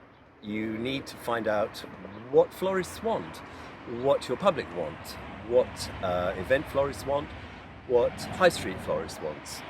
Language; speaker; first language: English; native; English